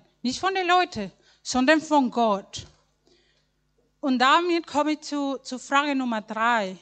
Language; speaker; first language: German; non-native, learner; Spanish